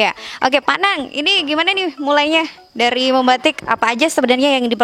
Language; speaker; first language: Indonesian; native; Indonesian